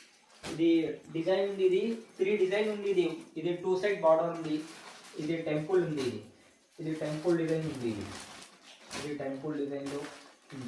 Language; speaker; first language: Telugu; non-native, local second language; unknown